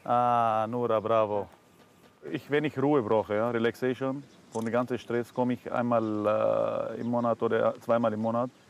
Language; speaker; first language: German; non-native, fluent; Arabic